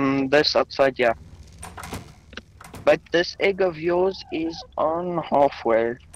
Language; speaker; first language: English; non-native, local second language; Afrikaans